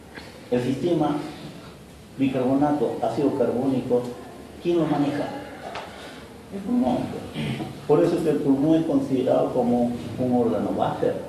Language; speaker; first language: Spanish; native; Spanish